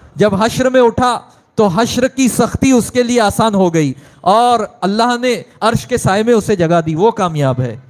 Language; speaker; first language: Urdu; native; Urdu